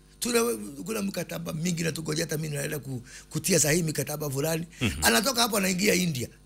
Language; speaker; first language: Swahili; non-native, local second language; Kikuyu